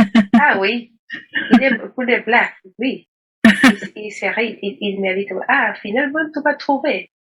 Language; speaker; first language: French; non-native, learner; Spanish